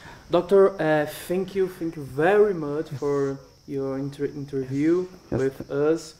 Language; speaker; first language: English; non-native, learner; Portuguese